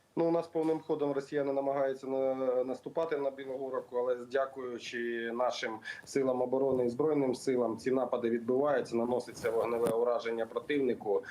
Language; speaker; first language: Ukrainian; non-native, local second language; Russian